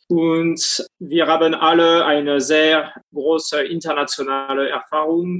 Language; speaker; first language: German; non-native, fluent; French